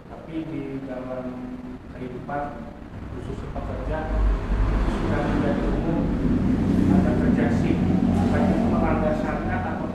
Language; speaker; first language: Indonesian; native; Indonesian